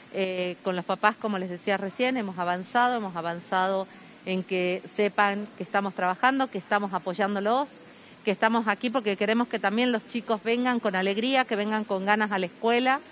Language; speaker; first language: Spanish; native; Spanish